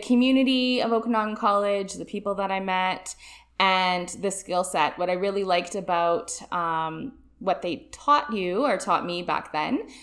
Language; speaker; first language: English; native; English